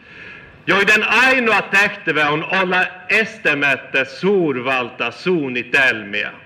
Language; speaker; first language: Finnish; non-native, fluent; Swedish